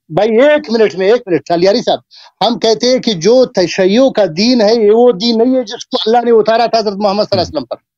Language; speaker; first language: Urdu; native; Urdu